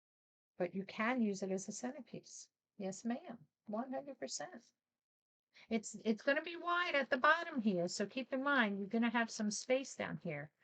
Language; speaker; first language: English; native; English